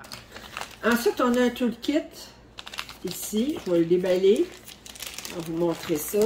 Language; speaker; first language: French; native; French